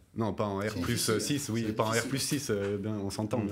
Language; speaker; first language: French; native; French